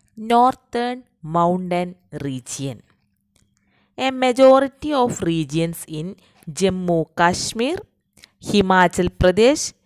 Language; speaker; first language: English; non-native, local second language; Malayalam